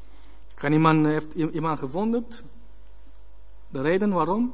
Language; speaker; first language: Dutch; non-native, learner; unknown